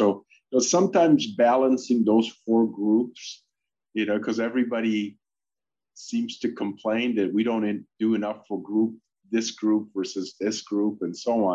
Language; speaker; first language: English; early bilingual, other home language; Polish